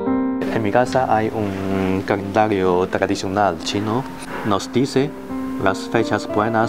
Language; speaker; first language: Spanish; non-native, learner; Chinese